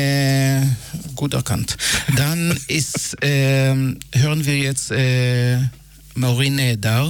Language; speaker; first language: German; non-native, fluent; Hebrew